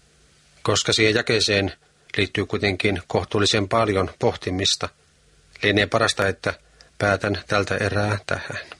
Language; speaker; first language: Finnish; native; Finnish